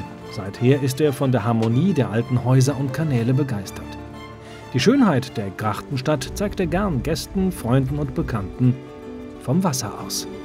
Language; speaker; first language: German; native; German